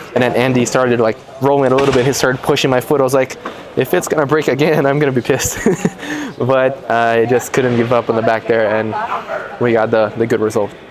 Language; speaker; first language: English; non-native, fluent; Portuguese